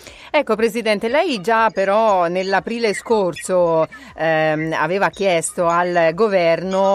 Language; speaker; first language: Italian; native; Italian